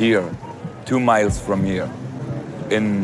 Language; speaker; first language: English; non-native, fluent; German